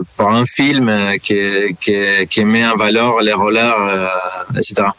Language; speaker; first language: French; non-native, fluent; Spanish